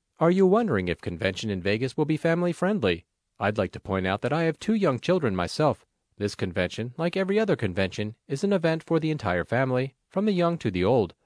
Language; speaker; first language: English; native; English